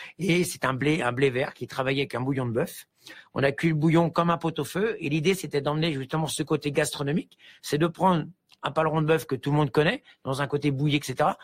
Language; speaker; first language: French; native; French